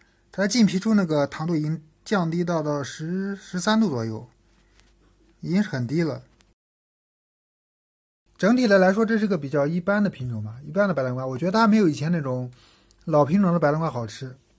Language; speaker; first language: Chinese; native; Chinese